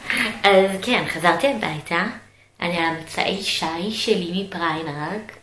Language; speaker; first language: Hebrew; native; Hebrew